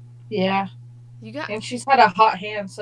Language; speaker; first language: English; native; English